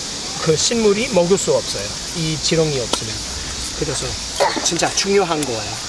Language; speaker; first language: Korean; non-native, learner; English